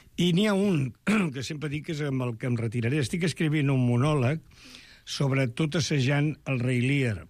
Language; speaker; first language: Catalan; non-native, local second language; Spanish